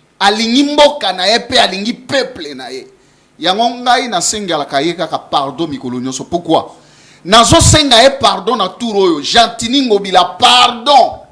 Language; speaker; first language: Lingala; native; Lingala